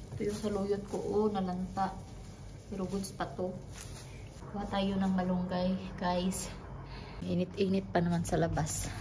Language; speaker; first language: Filipino; non-native, local second language; Cebuano